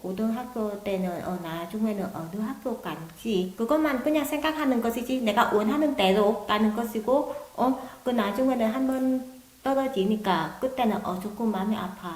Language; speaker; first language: Korean; non-native, learner; Vietnamese